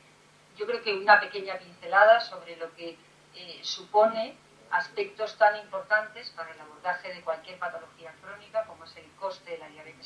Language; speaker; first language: Spanish; native; Spanish